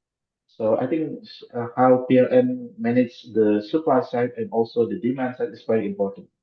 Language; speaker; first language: English; non-native, fluent; Indonesian